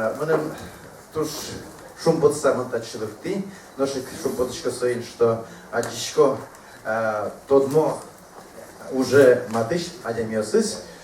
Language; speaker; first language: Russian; non-native, local second language; Udmurt